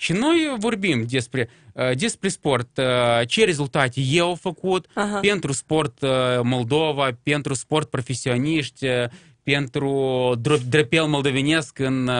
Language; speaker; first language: Romanian; non-native, local second language; Russian